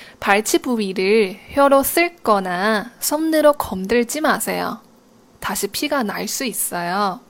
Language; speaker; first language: Korean; non-native, fluent; Chinese